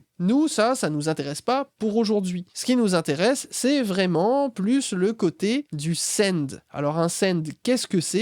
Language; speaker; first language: French; native; French